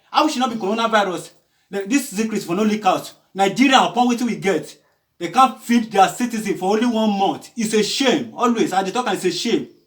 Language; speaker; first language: Nigerian Pidgin; non-native, local second language; Yoruba